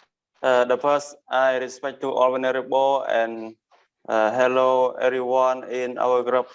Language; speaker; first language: English; non-native, learner; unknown